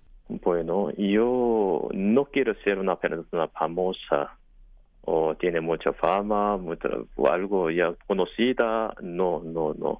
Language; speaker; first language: Spanish; non-native, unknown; Korean